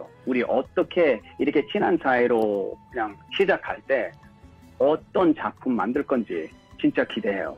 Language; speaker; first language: Korean; early bilingual, heritage; English